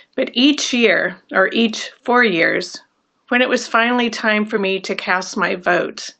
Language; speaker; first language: English; native; English